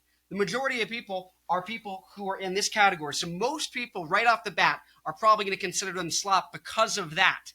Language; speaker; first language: English; native; English